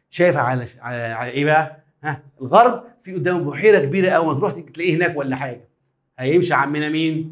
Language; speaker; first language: Arabic; native; Arabic